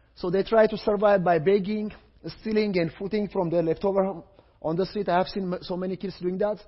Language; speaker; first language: English; non-native, fluent; Amharic